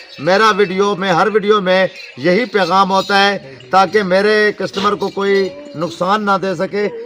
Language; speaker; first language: Urdu; non-native, local second language; Saraiki